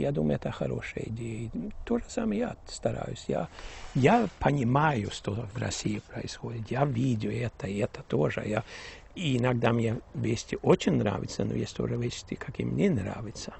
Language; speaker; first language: Russian; early bilingual, heritage; Russian